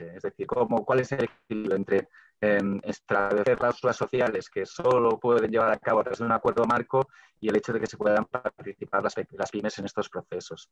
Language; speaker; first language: Spanish; native; Spanish